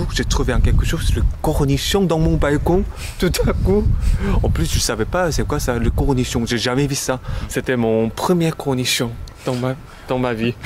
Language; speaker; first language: French; non-native, learner; Korean